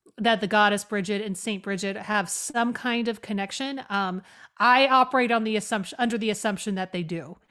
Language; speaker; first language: English; native; English